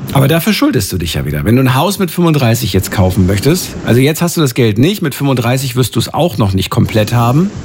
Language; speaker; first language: German; native; German